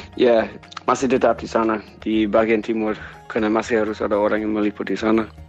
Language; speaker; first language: Indonesian; non-native, fluent; English